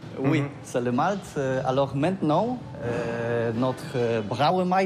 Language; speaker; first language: French; non-native, learner; Polish